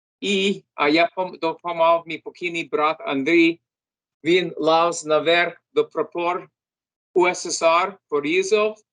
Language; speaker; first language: Ukrainian; early bilingual, heritage; English